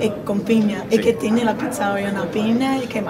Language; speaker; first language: Spanish; non-native, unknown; Portuguese